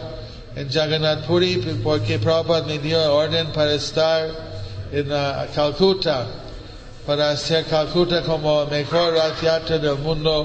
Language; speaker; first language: Spanish; non-native, learner; English